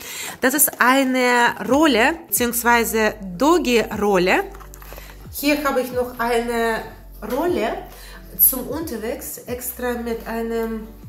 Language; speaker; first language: German; non-native, learner; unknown